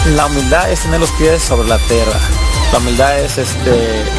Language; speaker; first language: Spanish; native; Spanish